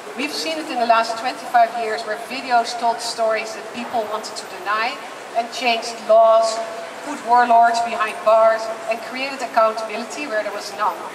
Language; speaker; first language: English; non-native, fluent; Dutch